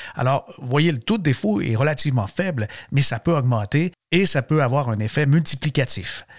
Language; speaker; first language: French; native; French